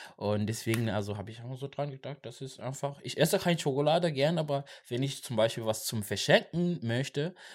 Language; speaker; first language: German; non-native, learner; Xhosa